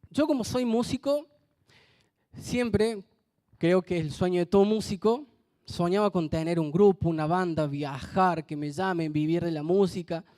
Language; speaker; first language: Spanish; native; Spanish